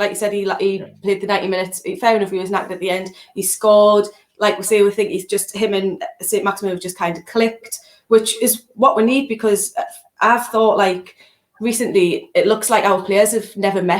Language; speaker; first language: English; native; English